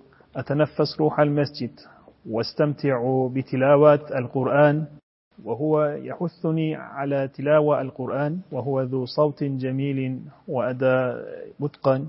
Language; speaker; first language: Arabic; non-native, fluent; Turkish